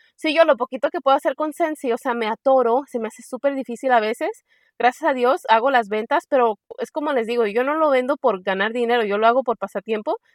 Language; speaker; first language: Spanish; early bilingual, heritage; Spanish